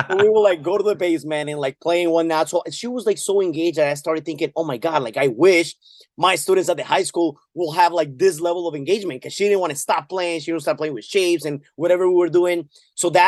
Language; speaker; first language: English; non-native, fluent; Spanish